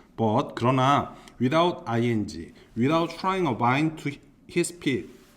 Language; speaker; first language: English; non-native, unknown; Korean